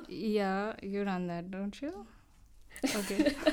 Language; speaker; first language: English; non-native, local second language; Hindi